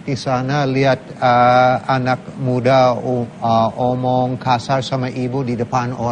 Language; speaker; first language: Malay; non-native, fluent; English